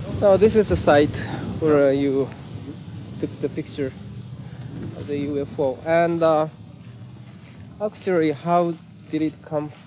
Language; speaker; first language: English; non-native, learner; Japanese